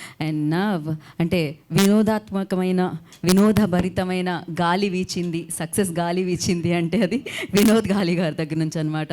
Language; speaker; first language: Telugu; native; Telugu